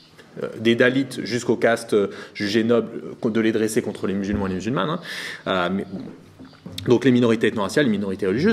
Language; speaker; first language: French; native; French